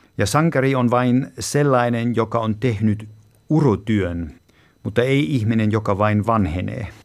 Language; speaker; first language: Finnish; non-native, fluent; German